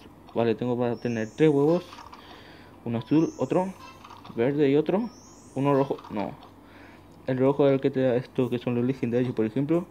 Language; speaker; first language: Spanish; native; Spanish